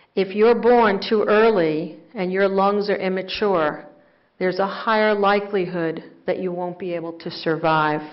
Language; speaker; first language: English; native; English